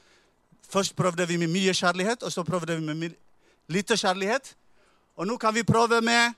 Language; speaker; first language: Norwegian; non-native, fluent; Tigrinya